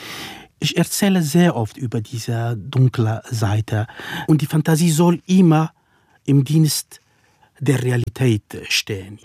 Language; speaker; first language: German; non-native, fluent; Kurdish